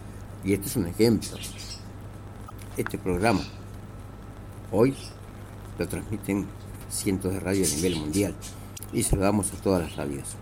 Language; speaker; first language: Spanish; native; Spanish